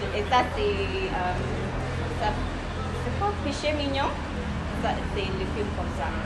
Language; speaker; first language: French; non-native, learner; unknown